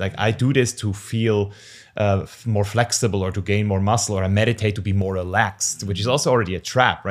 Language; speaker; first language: English; non-native, fluent; German